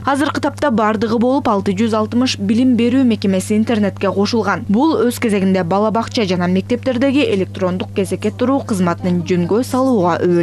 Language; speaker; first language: Kyrgyz; native; Kyrgyz